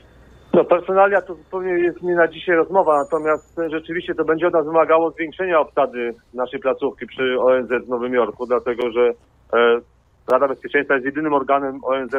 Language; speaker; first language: Polish; native; Polish